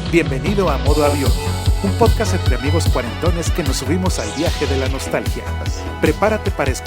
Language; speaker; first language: Spanish; native; Spanish